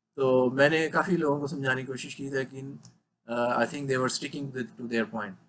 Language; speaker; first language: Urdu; non-native, local second language; Punjabi